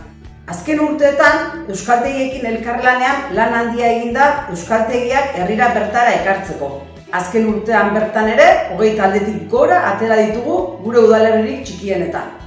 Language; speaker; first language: Basque; native; Basque